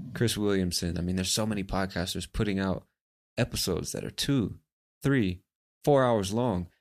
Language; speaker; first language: English; native; English